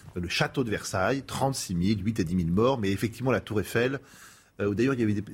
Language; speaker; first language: French; non-native, fluent; English